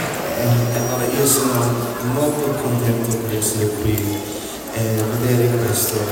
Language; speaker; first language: Italian; non-native, learner; English